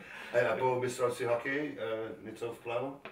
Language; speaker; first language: Czech; non-native, learner; English